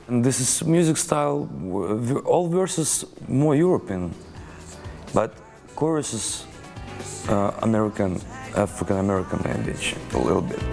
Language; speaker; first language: English; non-native, learner; Russian